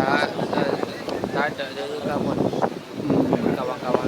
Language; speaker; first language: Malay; non-native, learner; Rohingya